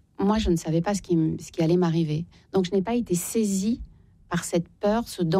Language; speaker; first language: French; native; French